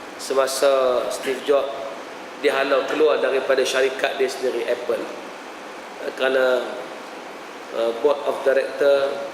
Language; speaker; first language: Malay; native; Malay